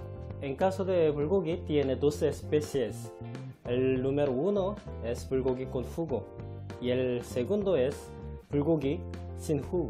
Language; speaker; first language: Spanish; non-native, fluent; Korean